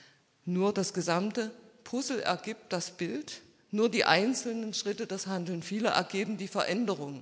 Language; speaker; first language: German; native; German